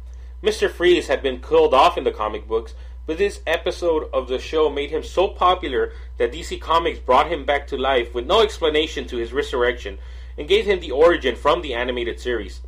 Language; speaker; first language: English; native; English